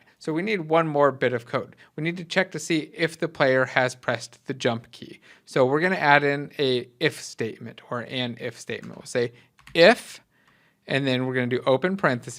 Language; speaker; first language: English; native; English